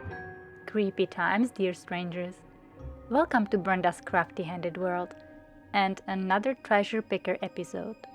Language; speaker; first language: English; non-native, fluent; Czech